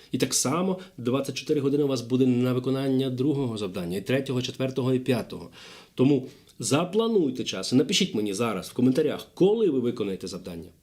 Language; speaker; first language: Ukrainian; non-native, local second language; Russian